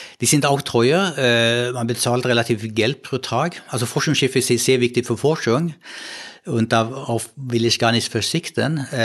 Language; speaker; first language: German; non-native, fluent; Swedish